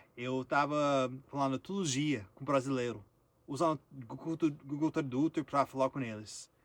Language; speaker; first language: Portuguese; non-native, learner; English